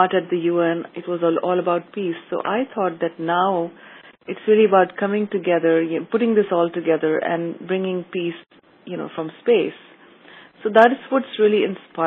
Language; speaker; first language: English; non-native, local second language; Urdu